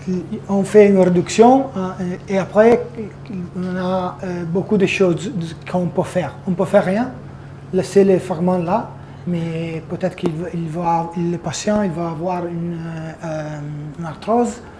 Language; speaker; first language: French; non-native, fluent; Italian